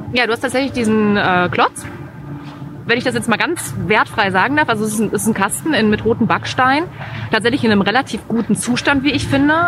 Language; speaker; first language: German; native; German